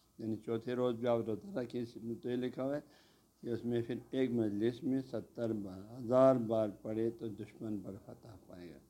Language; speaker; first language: Urdu; non-native, local second language; Balti